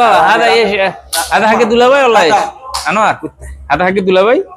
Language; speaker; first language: Arabic; non-native, learner; Bangla